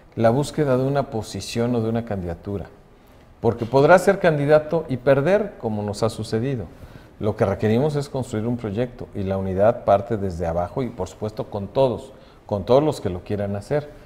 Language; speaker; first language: Spanish; native; Spanish